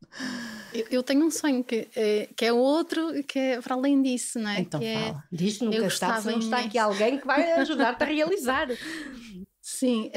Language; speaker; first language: Portuguese; native; Portuguese